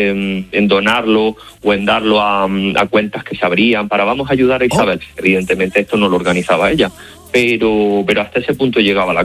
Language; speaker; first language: Spanish; native; Spanish